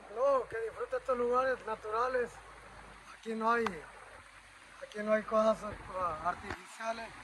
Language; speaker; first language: Spanish; native; Spanish